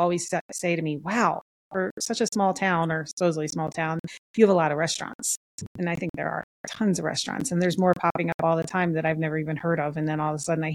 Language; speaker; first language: English; native; English